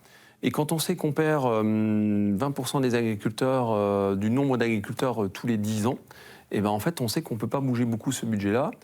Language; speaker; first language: French; native; French